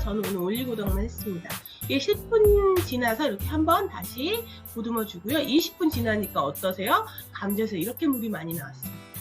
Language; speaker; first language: Korean; native; Korean